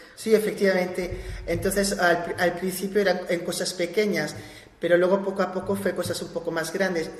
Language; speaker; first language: Spanish; non-native, fluent; French